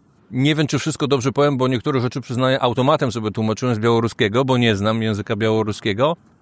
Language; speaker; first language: Polish; native; Polish